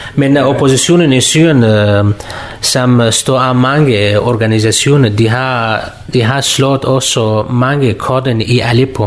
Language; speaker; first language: Danish; non-native, learner; Kurdish